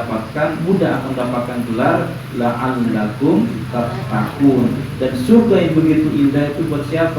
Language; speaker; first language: Indonesian; native; Indonesian